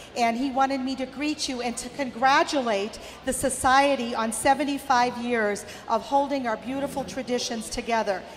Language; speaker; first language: English; early bilingual, other home language; Czech